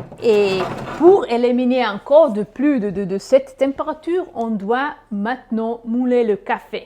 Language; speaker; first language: French; non-native, local second language; Swiss German